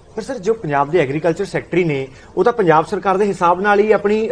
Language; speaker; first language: Hindi; non-native, local second language; Punjabi